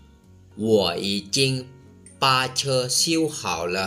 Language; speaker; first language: Chinese; non-native, fluent; Lao